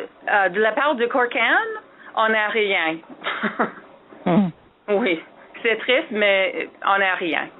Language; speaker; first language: French; non-native, fluent; English